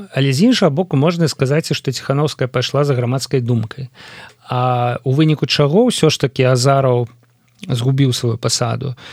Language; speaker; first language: Belarusian; non-native, local second language; Russian